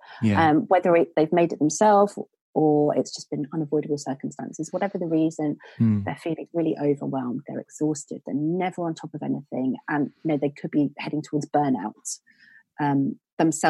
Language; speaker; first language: English; native; English